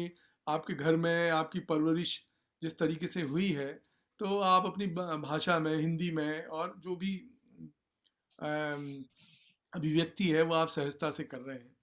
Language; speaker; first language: Hindi; native; Hindi